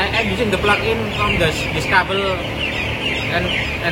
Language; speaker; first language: English; non-native, learner; Indonesian